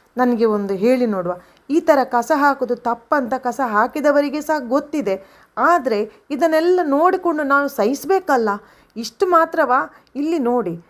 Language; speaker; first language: Kannada; non-native, local second language; Konkani